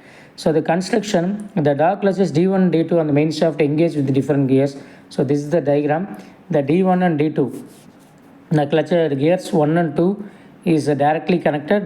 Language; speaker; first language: English; non-native, local second language; Tamil